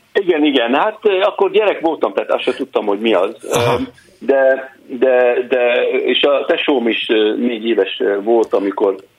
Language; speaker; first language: Hungarian; non-native, fluent; Arabic